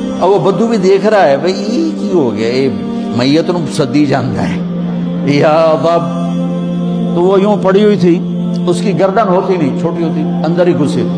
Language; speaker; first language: Urdu; non-native, local second language; Punjabi